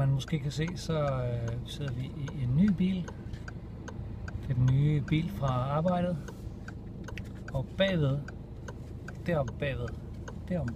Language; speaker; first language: Danish; native; Danish